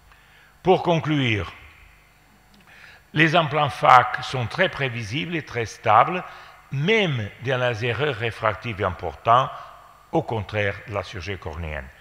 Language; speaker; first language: French; non-native, fluent; Portuguese